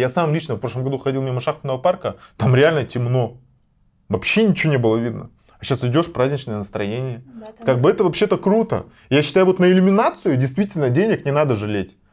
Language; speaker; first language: Russian; native; Russian